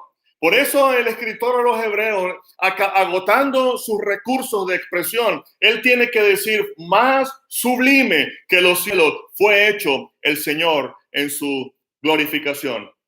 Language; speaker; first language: Spanish; native; Spanish